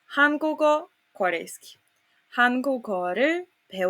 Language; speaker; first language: Korean; non-native, fluent; Serbian